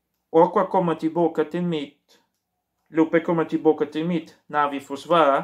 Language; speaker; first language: Swedish; non-native, learner; Portuguese